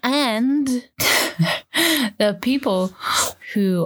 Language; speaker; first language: English; native; English